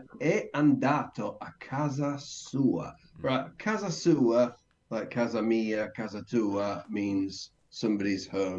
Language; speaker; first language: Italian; non-native, learner; English